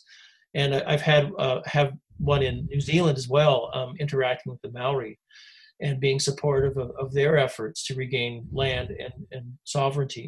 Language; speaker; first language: English; native; English